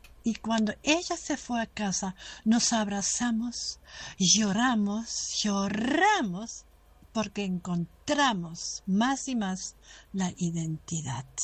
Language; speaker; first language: Spanish; non-native, fluent; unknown